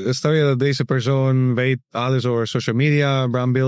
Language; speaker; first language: Dutch; non-native, learner; Spanish